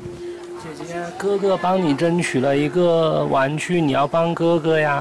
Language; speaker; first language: Chinese; native; Chinese